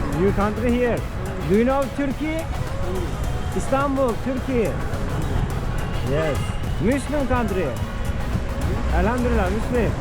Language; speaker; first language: English; non-native, learner; Turkish